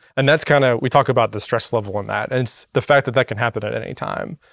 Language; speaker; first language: English; native; English